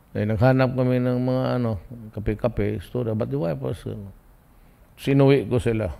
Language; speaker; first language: Filipino; non-native, local second language; Cebuano